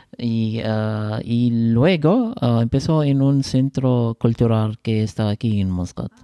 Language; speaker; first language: Spanish; non-native, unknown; Arabic